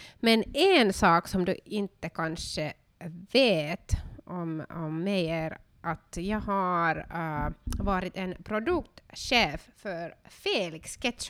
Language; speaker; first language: Swedish; non-native, local second language; Finnish